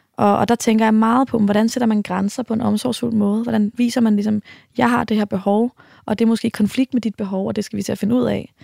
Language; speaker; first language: Danish; native; Danish